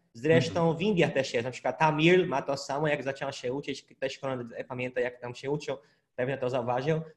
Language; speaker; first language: Polish; non-native, fluent; Portuguese